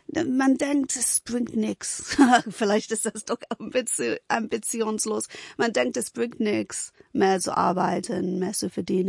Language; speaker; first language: German; non-native, fluent; English